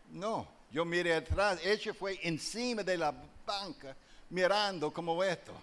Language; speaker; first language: Spanish; non-native, learner; English